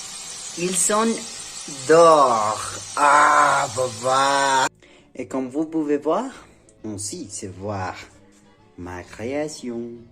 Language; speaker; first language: French; non-native, learner; Spanish